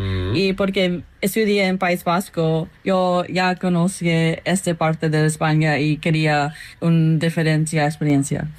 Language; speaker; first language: Spanish; non-native, learner; English